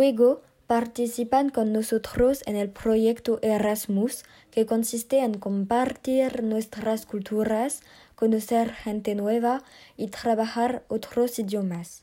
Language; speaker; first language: Spanish; non-native, learner; French